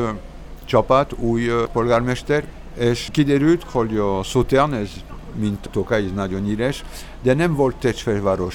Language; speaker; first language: Hungarian; non-native, learner; French